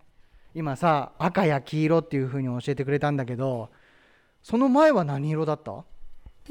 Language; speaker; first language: Japanese; native; Japanese